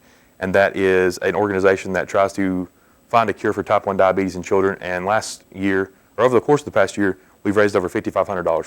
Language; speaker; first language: English; native; English